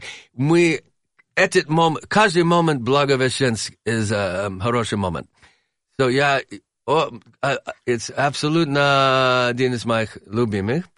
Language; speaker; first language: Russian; non-native, learner; English